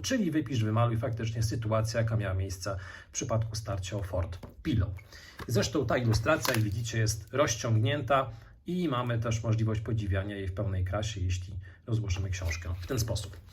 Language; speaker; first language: Polish; native; Polish